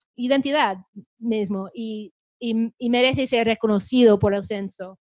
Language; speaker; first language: Spanish; non-native, fluent; English